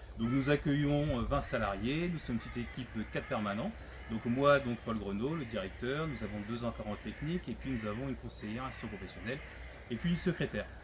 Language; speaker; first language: French; native; French